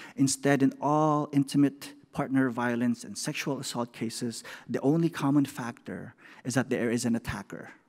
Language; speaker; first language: English; non-native, local second language; Filipino